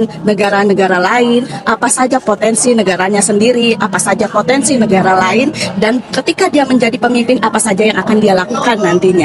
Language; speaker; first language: Indonesian; native; Indonesian